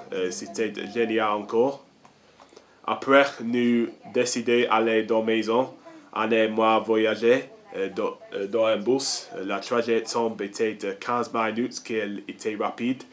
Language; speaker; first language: French; non-native, learner; English